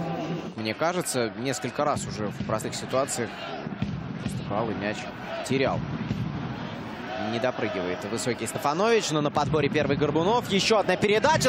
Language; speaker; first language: Russian; native; Russian